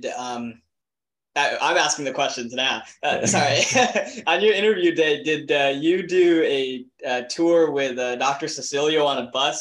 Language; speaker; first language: English; native; English